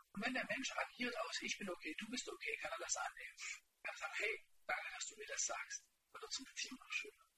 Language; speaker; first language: German; native; German